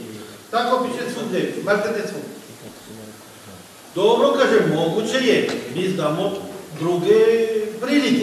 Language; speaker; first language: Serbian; non-native, fluent; French